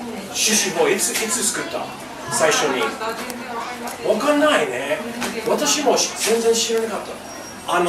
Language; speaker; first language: Japanese; non-native, learner; English